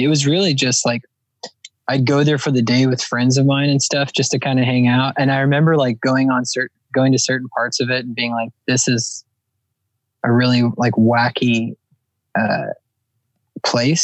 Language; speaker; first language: English; native; English